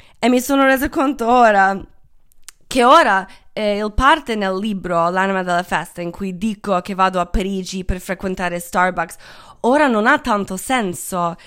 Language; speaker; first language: Italian; non-native, fluent; Croatian